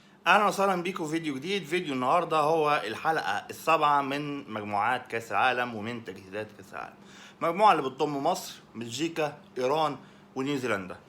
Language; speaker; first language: Arabic; native; Arabic